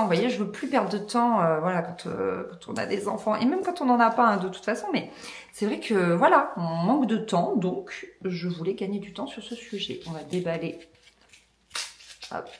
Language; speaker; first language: French; native; French